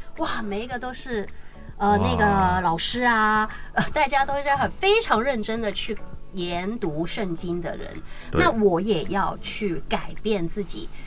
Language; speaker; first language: Chinese; non-native, local second language; Cantonese